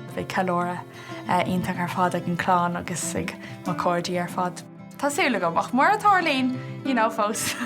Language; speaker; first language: Irish; non-native, local second language; English